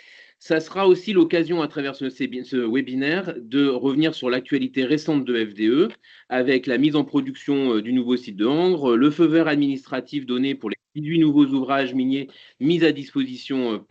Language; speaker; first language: French; native; French